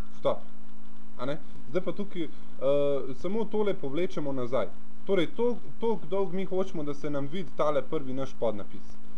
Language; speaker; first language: Slovenian; early bilingual, other home language; Bosnian